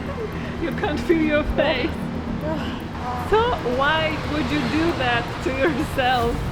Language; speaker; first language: English; non-native, fluent; Polish